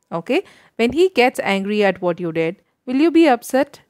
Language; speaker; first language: English; non-native, local second language; Tamil